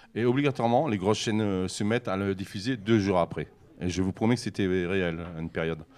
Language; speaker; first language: French; native; French